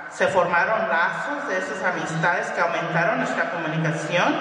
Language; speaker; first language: Spanish; early bilingual, other home language; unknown